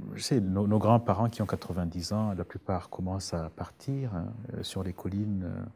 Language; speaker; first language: French; non-native, local second language; Rundi